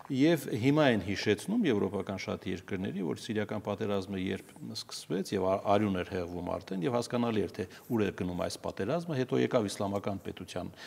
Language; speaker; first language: Armenian; native; Armenian